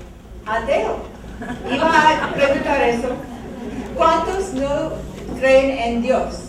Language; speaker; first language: Spanish; non-native, learner; English